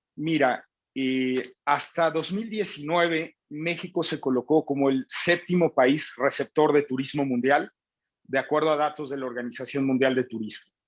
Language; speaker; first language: Spanish; native; Spanish